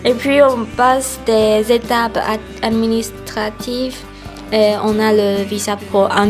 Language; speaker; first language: French; non-native, learner; Chinese